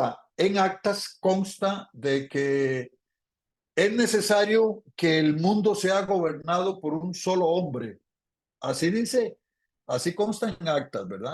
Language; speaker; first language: Spanish; native; Spanish